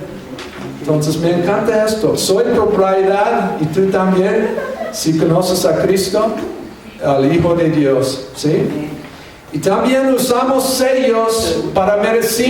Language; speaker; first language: Spanish; non-native, fluent; English